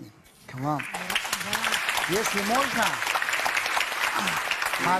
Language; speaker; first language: Russian; non-native, learner; Tajik